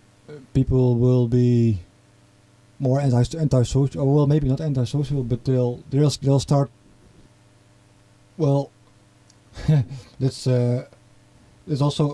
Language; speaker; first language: English; non-native, fluent; Dutch